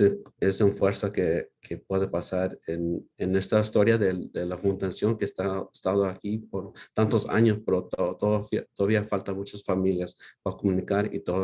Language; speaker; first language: Spanish; early bilingual, heritage; Spanish